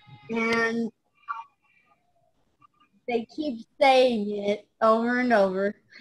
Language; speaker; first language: English; native; English